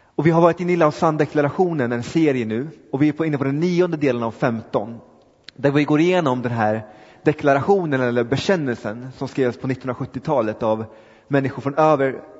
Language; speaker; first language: Swedish; native; Swedish